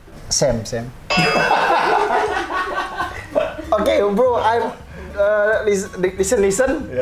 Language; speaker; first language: English; non-native, learner; Indonesian